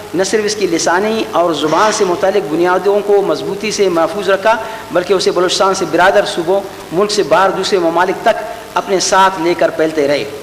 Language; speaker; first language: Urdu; non-native, local second language; Brahui